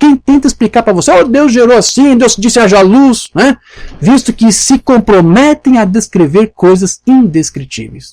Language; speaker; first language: Portuguese; native; Portuguese